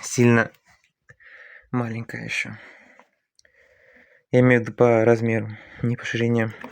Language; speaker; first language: Russian; native; Russian